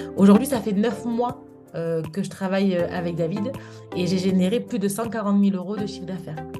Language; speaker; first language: French; native; French